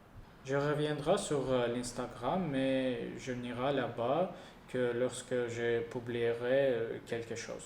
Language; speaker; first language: French; non-native, learner; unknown